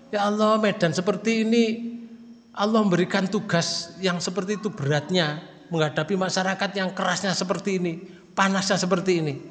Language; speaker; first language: Indonesian; non-native, local second language; Javanese